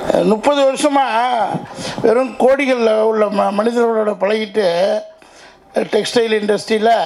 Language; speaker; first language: Tamil; native; Tamil